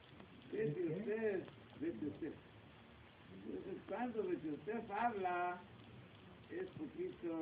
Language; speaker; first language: Spanish; non-native, learner; Hebrew